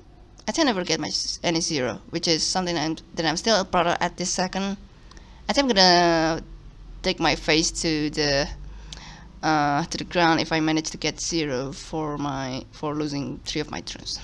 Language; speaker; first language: English; non-native, fluent; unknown